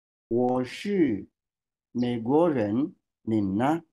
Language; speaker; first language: Chinese; non-native, learner; Swahili